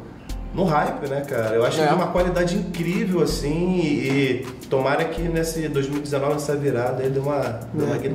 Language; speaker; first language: Portuguese; native; Portuguese